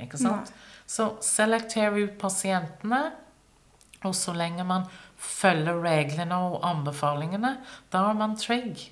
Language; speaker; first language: Norwegian; non-native, fluent; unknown